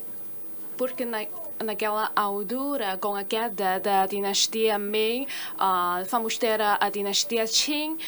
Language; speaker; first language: Portuguese; non-native, fluent; Chinese